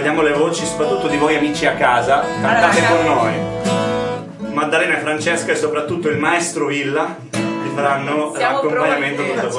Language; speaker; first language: Italian; native; Italian